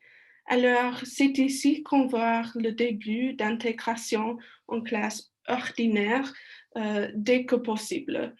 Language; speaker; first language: French; non-native, learner; English